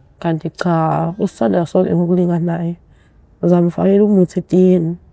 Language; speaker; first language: Zulu; early bilingual, other home language; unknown